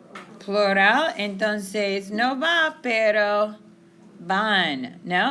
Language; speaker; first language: Spanish; non-native, fluent; English